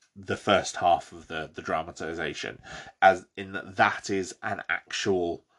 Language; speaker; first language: English; native; English